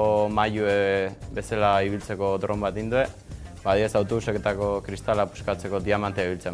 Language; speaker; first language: Basque; native; Basque